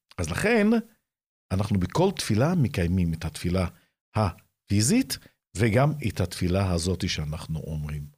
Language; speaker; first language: Hebrew; non-native, local second language; Arabic